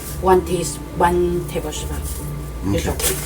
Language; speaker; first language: English; non-native, learner; Chinese